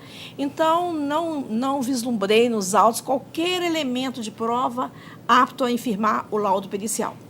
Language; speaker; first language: Portuguese; native; Portuguese